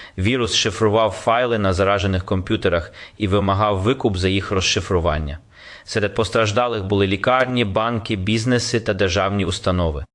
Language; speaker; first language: Ukrainian; native; Ukrainian